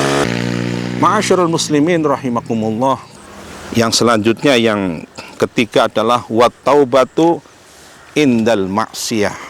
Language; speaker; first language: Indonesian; non-native, local second language; Javanese